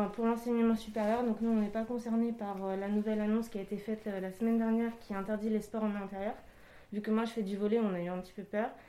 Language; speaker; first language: French; native; French